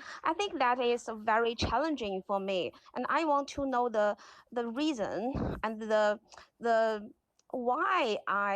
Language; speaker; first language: English; non-native, learner; Chinese